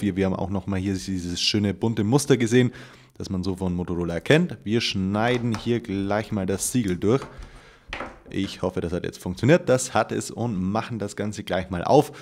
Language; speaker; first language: German; native; German